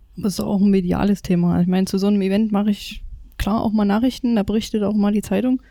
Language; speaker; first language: German; native; German